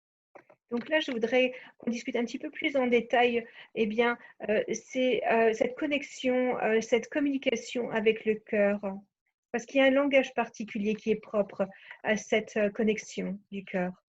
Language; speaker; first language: French; native; French